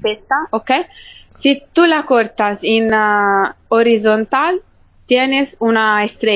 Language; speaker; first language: Spanish; non-native, fluent; Italian